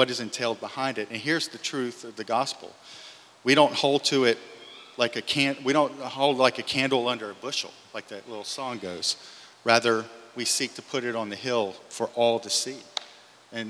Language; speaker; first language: English; native; English